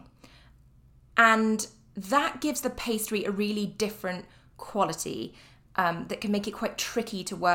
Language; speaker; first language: English; native; English